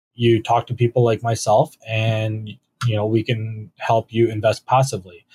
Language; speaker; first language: English; native; English